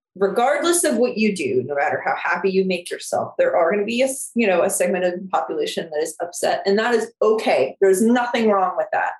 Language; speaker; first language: English; non-native, fluent; Korean